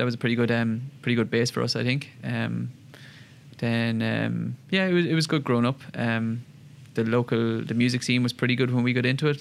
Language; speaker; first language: English; native; English